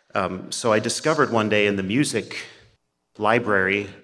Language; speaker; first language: English; native; English